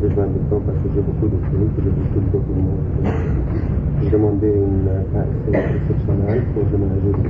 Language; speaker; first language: French; non-native, learner; Arabic